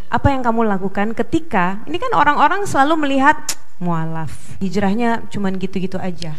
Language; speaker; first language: Indonesian; native; Indonesian